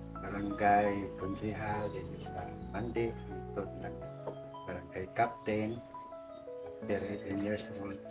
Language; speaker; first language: Cebuano; non-native, local second language; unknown